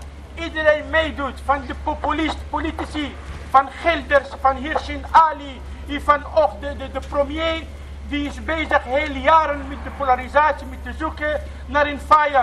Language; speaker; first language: Dutch; non-native, learner; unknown